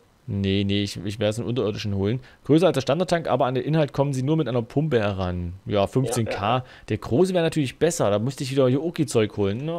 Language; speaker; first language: German; native; German